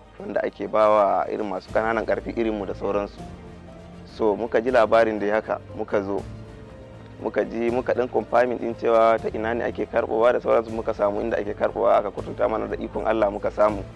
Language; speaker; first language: Hausa; non-native, local second language; Fula